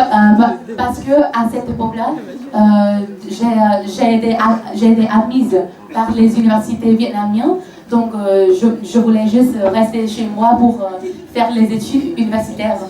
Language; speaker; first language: French; non-native, fluent; Vietnamese